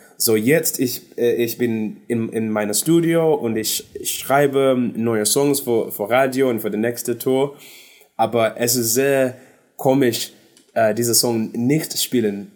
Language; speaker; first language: German; non-native, fluent; English